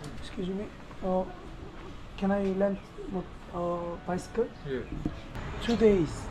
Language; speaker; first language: English; non-native, learner; Korean